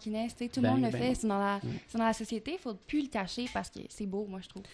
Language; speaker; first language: French; native; French